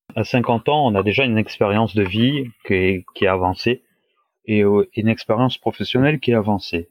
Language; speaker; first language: French; non-native, local second language; Wolof